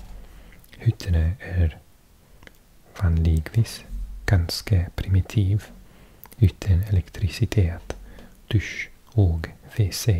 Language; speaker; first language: Norwegian; non-native, learner; English